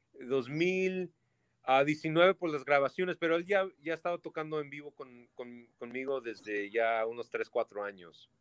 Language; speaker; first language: Spanish; early bilingual, heritage; Spanish